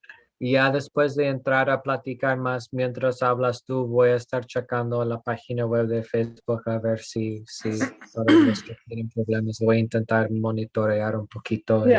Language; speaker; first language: Spanish; non-native, fluent; English